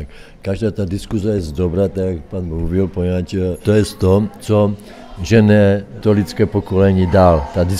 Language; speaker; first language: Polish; non-native, learner; Czech